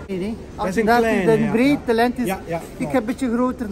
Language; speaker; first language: Dutch; non-native, learner; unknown